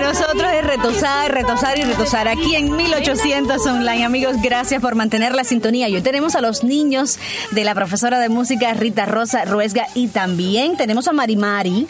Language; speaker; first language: Spanish; native; Spanish